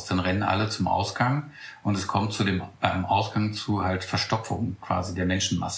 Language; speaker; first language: German; native; German